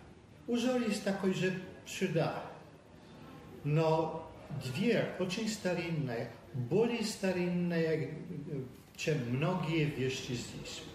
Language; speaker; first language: Russian; non-native, fluent; Polish